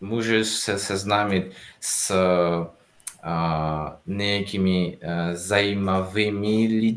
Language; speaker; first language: Czech; non-native, learner; Russian